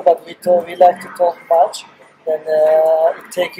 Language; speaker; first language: English; non-native, learner; Turkish